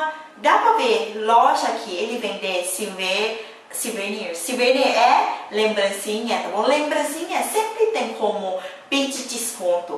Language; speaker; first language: Portuguese; non-native, learner; Thai